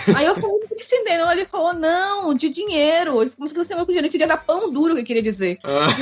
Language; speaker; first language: Portuguese; native; Portuguese